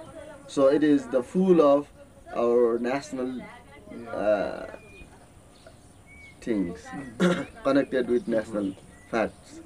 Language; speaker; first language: English; non-native, learner; Newari